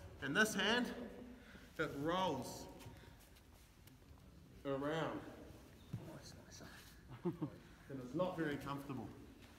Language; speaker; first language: English; native; English